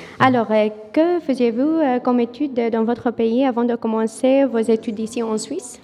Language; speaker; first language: French; non-native, fluent; Arabic